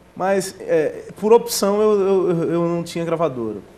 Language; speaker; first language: Portuguese; native; Portuguese